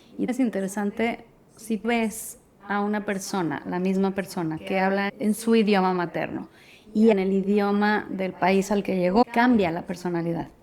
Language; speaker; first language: Spanish; native; Spanish